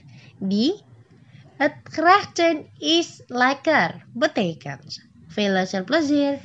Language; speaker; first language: Dutch; non-native, fluent; Indonesian